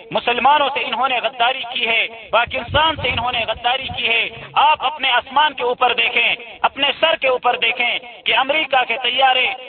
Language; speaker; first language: Urdu; non-native, local second language; Pashto